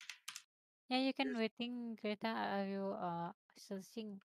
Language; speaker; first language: English; non-native, learner; Indonesian